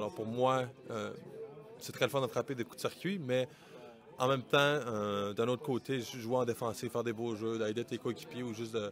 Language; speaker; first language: French; native; French